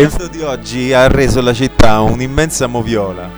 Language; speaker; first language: Italian; native; Italian